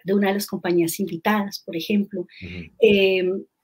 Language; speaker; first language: Spanish; native; Spanish